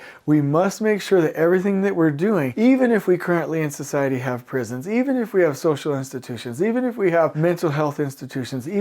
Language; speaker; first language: English; native; English